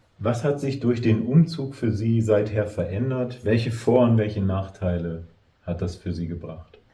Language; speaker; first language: German; native; German